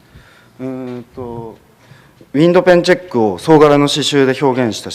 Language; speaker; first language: Japanese; native; Japanese